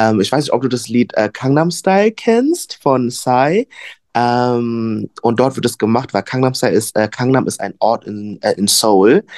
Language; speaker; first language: German; early bilingual, other home language; Vietnamese